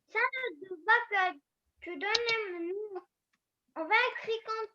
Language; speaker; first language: French; non-native, learner; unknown